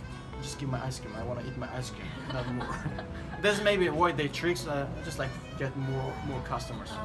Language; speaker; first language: English; non-native, fluent; Turkish